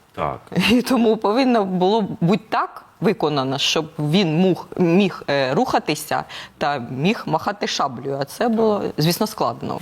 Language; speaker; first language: Ukrainian; non-native, local second language; Russian